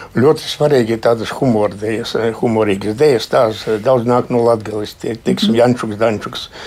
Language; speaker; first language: Latvian; native; Latvian